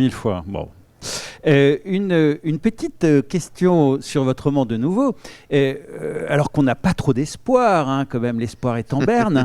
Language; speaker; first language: French; native; French